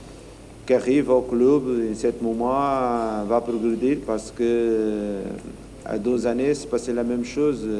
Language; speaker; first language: French; non-native, learner; Portuguese